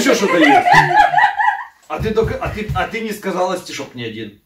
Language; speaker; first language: Russian; native; Russian